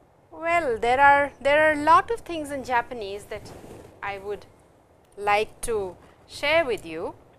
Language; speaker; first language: English; non-native, local second language; Hindi